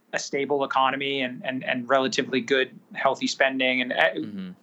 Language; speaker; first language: English; native; English